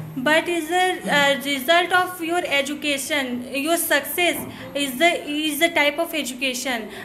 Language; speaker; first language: English; non-native, local second language; Hindi